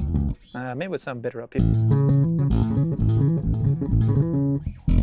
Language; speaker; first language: English; native; English